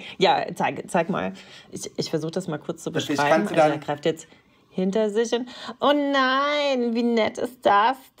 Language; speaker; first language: German; native; German